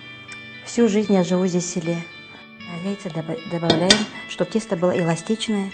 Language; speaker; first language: Russian; non-native, local second language; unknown